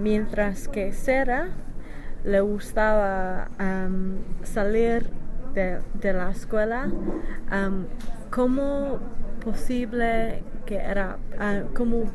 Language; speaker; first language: Spanish; non-native, learner; English